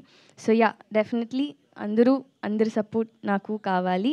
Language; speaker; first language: Telugu; non-native, learner; Tamil